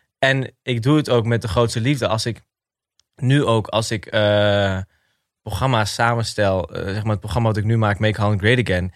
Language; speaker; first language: Dutch; early bilingual, other home language; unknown